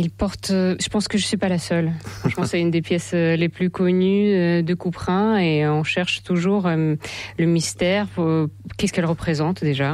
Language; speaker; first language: French; non-native, fluent; Russian